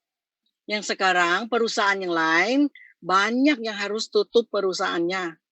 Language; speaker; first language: Indonesian; non-native, fluent; Thai